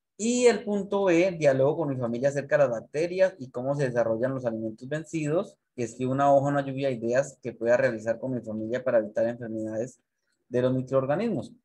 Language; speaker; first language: Spanish; native; Spanish